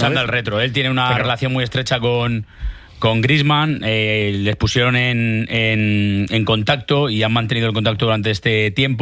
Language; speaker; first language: Spanish; native; Spanish